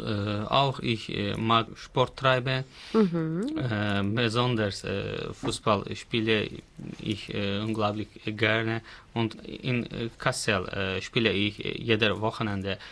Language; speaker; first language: German; non-native, learner; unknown